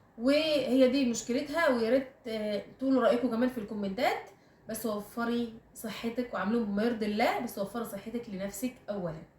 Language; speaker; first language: Egyptian Arabic; native; Egyptian Arabic